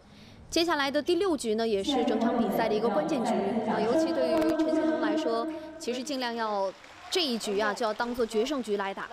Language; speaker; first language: Chinese; native; Chinese